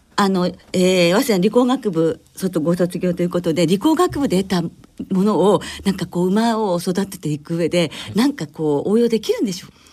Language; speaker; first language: Japanese; native; Japanese